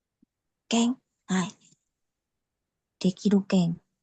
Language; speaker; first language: Japanese; non-native, learner; Indonesian